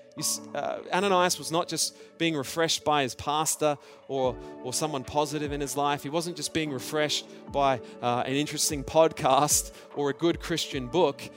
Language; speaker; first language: English; native; English